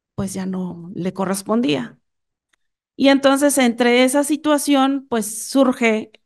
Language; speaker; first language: Spanish; non-native, local second language; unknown